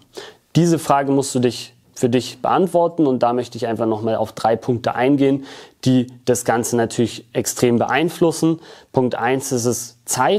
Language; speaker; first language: German; native; German